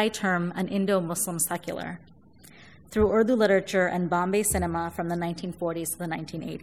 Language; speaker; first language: English; native; English